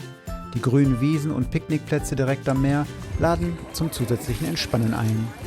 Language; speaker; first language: German; native; German